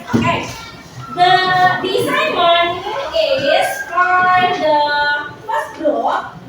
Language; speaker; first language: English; non-native, learner; Indonesian